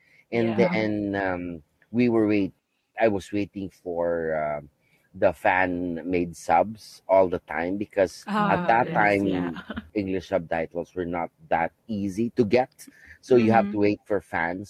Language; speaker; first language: English; non-native, local second language; Filipino